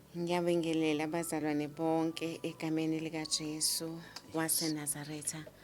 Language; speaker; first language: Zulu; native; Zulu